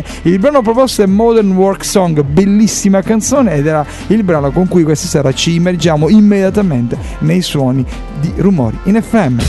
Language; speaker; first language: Italian; native; Italian